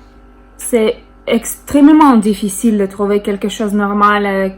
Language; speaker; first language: French; non-native, learner; Russian